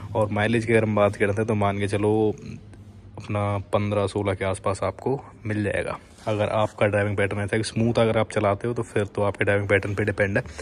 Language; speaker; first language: Hindi; native; Hindi